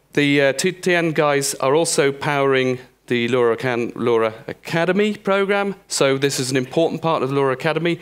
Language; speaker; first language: English; native; English